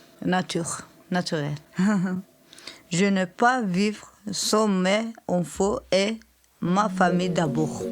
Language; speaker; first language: French; non-native, learner; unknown